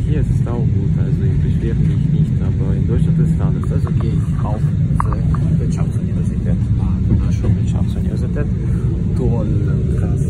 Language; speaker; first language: German; non-native, learner; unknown